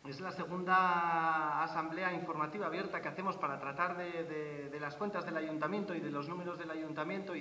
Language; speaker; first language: Spanish; native; Spanish